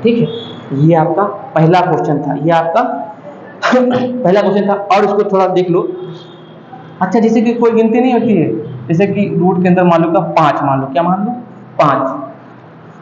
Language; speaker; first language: Hindi; native; Hindi